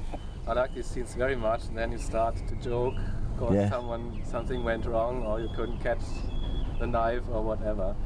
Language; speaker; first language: English; non-native, fluent; German